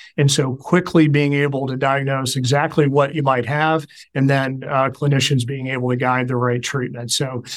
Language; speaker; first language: English; native; English